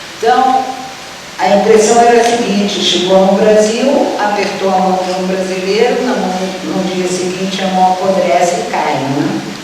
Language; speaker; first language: Portuguese; early bilingual, other home language; Russian